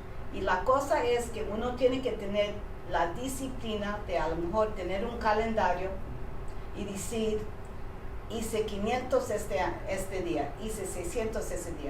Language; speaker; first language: Spanish; early bilingual, heritage; Spanish